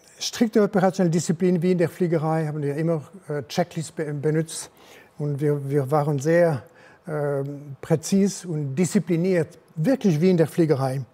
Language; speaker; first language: German; non-native, local second language; French